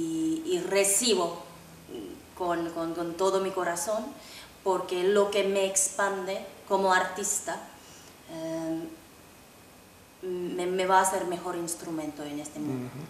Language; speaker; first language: Spanish; non-native, fluent; Finnish